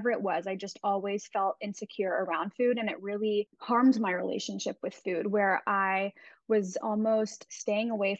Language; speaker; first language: English; native; English